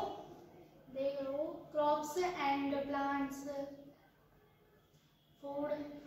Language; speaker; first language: English; non-native, learner; Hindi